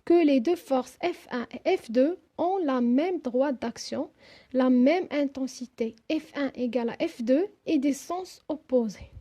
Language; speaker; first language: French; non-native, local second language; Arabic